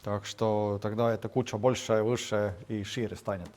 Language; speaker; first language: Russian; non-native, fluent; Estonian